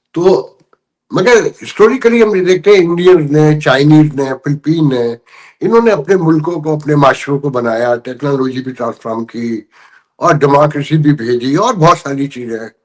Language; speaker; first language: Urdu; native; Urdu